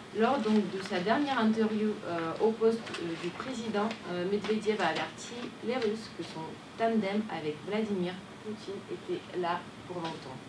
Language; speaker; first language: French; non-native, fluent; Russian